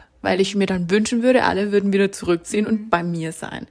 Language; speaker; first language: German; native; German